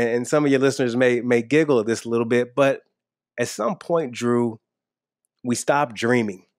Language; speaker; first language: English; native; English